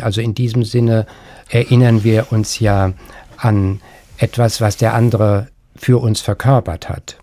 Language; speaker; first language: German; native; German